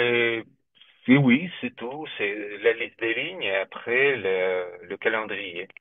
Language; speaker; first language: French; non-native, fluent; Russian